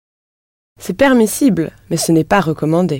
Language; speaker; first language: French; non-native, learner; English